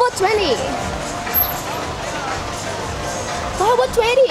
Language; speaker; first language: English; non-native, fluent; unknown